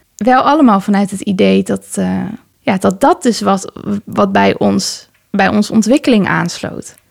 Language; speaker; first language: Dutch; early bilingual, other home language; Persian